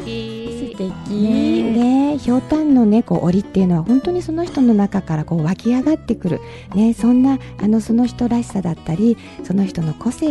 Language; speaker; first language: Japanese; native; Japanese